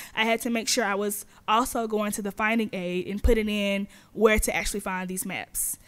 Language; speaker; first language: English; native; English